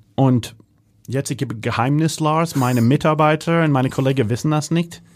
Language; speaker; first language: German; non-native, fluent; English